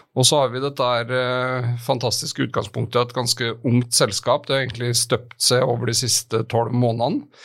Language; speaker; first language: Norwegian; native; Norwegian